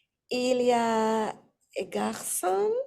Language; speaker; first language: French; non-native, learner; English